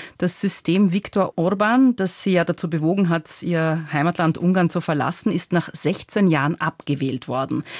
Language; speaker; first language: German; native; German